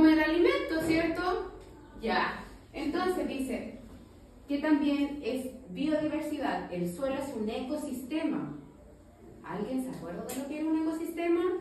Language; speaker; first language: Spanish; native; Spanish